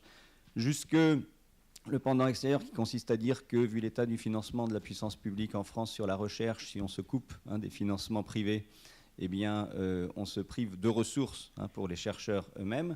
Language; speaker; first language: French; native; French